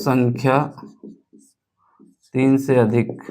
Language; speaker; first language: Hindi; native; Hindi